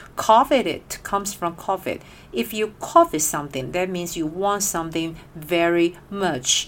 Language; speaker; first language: English; non-native, fluent; Chinese